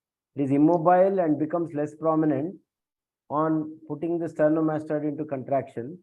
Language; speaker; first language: English; non-native, local second language; Kannada